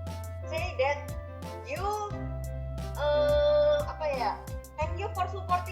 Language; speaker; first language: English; non-native, learner; Indonesian